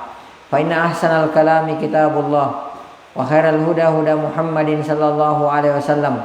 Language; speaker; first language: Arabic; non-native, fluent; Indonesian